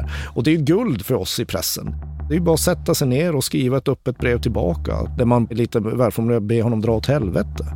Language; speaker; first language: Swedish; native; Swedish